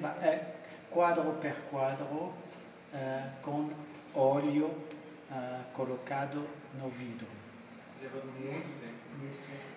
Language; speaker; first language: Portuguese; non-native, learner; French